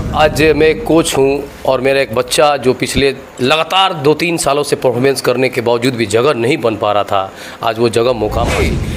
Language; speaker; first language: Hindi; native; Hindi